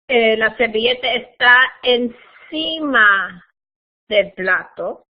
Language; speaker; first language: Spanish; non-native, fluent; English